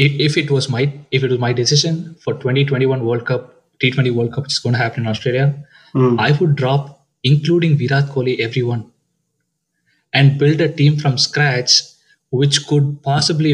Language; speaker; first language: English; non-native, local second language; Tamil